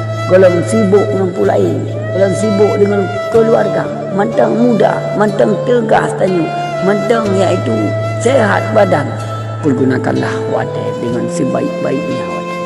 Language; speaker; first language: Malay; non-native, local second language; Achinese